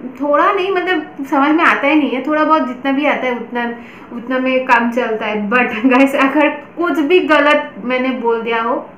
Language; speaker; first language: Hindi; non-native, local second language; Bangla